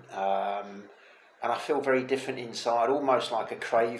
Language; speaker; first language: English; native; English